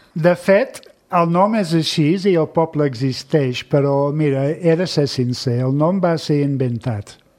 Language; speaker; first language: Catalan; non-native, fluent; English